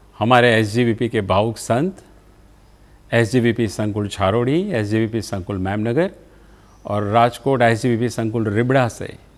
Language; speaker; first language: Hindi; non-native, local second language; Gujarati